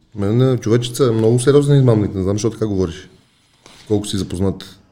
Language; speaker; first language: Bulgarian; native; Bulgarian